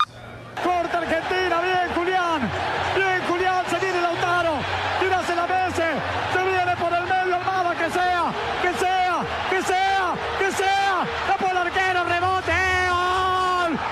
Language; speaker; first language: Spanish; native; Spanish